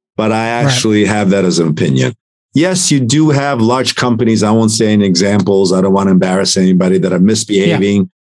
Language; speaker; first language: English; non-native, fluent; Italian